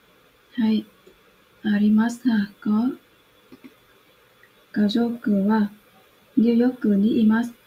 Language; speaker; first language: Japanese; non-native, fluent; Vietnamese